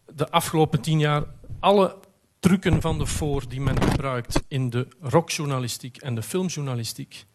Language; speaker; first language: Dutch; native; Dutch